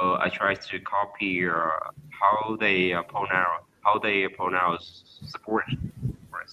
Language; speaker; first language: English; non-native, learner; Vietnamese